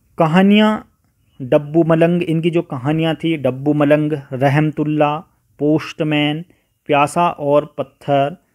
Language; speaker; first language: Hindi; native; Hindi